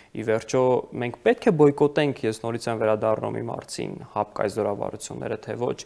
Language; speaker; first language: Armenian; native; Armenian